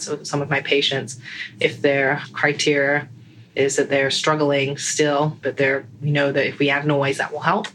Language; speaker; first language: English; native; English